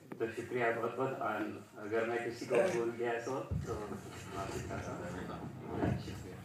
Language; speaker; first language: Urdu; early bilingual, heritage; Urdu